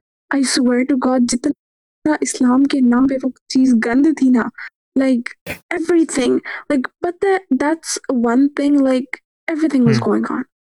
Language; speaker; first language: English; early bilingual, other home language; Urdu